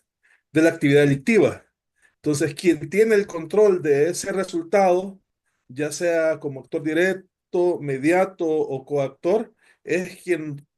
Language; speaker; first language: Spanish; native; Spanish